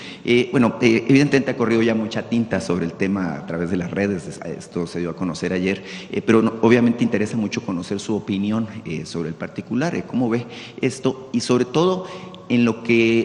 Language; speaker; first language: Spanish; native; Spanish